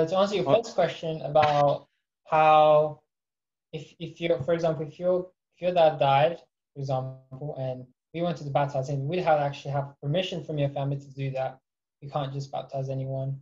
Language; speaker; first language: English; early bilingual, other home language; Portuguese